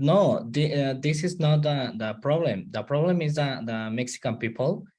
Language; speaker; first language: English; non-native, learner; Spanish